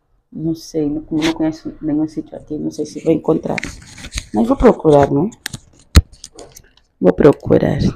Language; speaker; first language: Portuguese; native; Portuguese